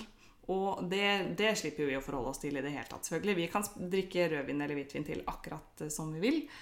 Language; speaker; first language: Norwegian; native; Norwegian